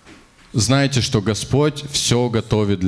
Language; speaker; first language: Russian; native; Russian